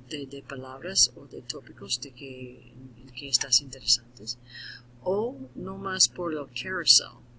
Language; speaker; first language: Spanish; non-native, learner; English